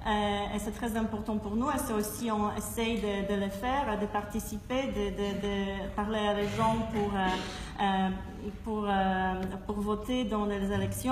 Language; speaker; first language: French; non-native, fluent; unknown